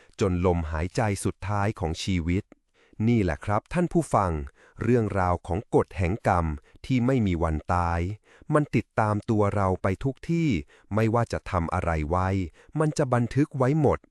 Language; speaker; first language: Thai; native; Thai